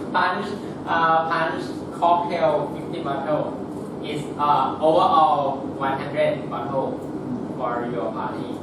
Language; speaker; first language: English; non-native, learner; Thai